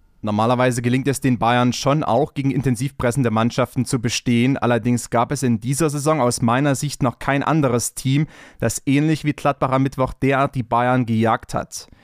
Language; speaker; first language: German; native; German